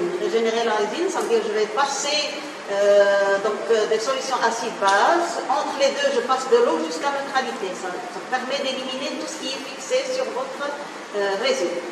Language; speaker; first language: French; non-native, local second language; Arabic